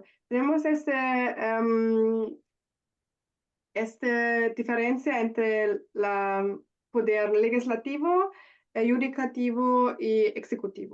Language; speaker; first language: Spanish; non-native, learner; German